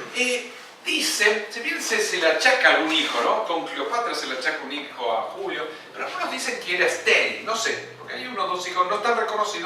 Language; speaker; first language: Spanish; native; Spanish